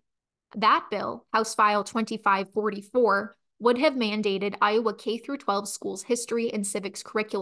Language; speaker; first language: English; native; English